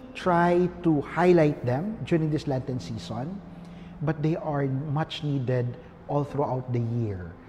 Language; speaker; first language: English; non-native, local second language; Filipino